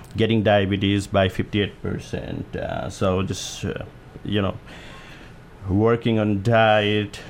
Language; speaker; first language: English; non-native, local second language; Nepali